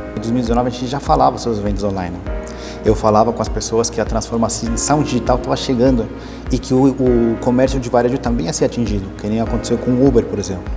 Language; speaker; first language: Portuguese; early bilingual, other home language; Spanish